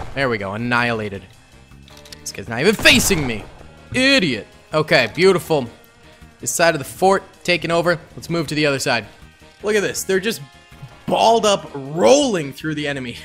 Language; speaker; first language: English; native; English